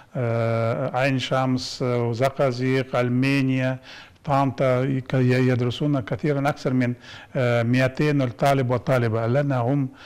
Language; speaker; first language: Arabic; non-native, fluent; Kazakh